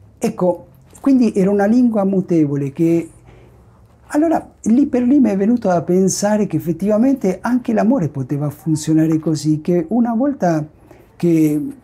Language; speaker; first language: Italian; non-native, fluent; Spanish